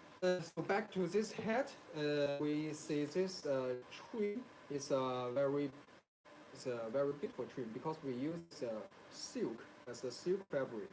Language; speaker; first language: English; non-native, learner; Chinese